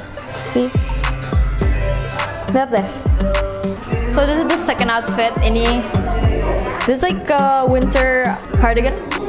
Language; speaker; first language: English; non-native, local second language; Indonesian